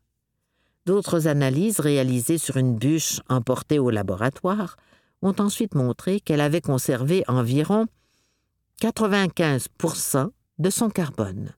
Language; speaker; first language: French; native; French